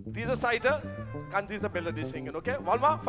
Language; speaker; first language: German; non-native, learner; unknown